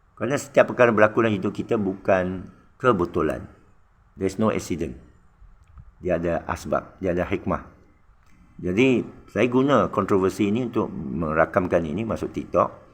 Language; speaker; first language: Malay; non-native, local second language; Chinese